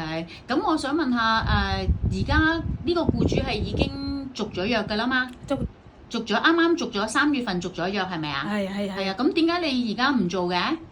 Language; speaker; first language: Cantonese; native; Cantonese